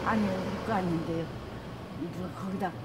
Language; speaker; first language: Korean; native; Korean